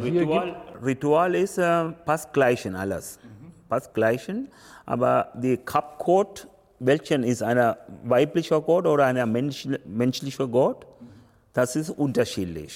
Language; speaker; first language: German; non-native, learner; Tamil